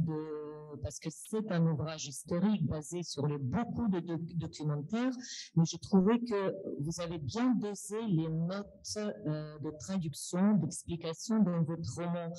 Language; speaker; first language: French; non-native, fluent; Russian